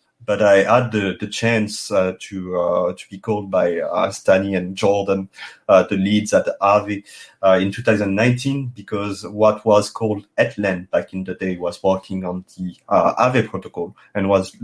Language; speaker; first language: English; non-native, fluent; French